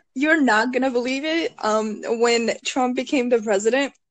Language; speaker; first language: English; early bilingual, other home language; Bangla